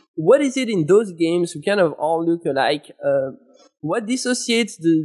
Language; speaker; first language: English; non-native, fluent; French